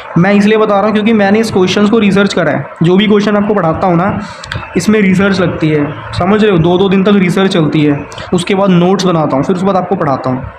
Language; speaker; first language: Hindi; native; Hindi